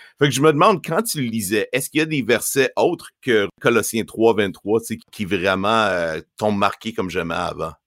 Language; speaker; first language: French; native; French